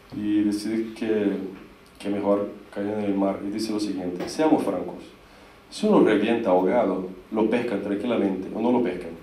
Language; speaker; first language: Spanish; non-native, fluent; Portuguese